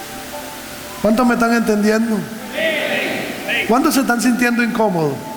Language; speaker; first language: Spanish; native; Spanish